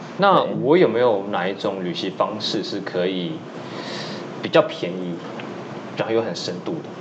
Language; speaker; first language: Chinese; early bilingual, heritage; Chinese